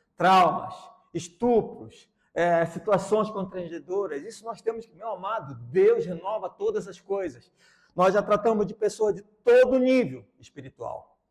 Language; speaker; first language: Portuguese; native; Portuguese